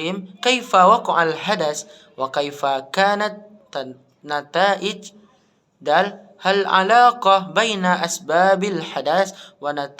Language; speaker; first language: Arabic; non-native, learner; Indonesian